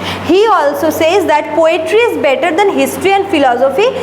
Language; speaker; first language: English; non-native, local second language; Bangla